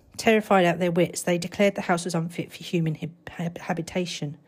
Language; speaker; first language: English; native; English